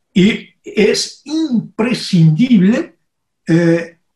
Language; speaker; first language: Spanish; non-native, fluent; Portuguese